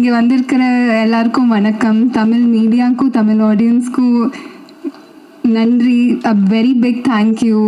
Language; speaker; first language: Tamil; non-native, learner; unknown